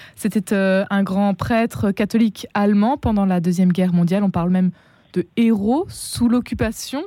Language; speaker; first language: French; native; French